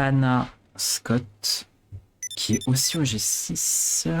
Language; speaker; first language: French; native; French